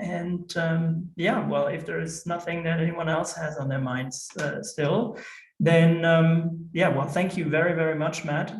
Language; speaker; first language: English; non-native, fluent; German